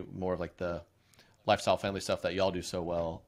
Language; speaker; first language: English; native; English